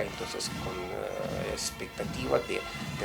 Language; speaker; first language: Spanish; non-native, fluent; Russian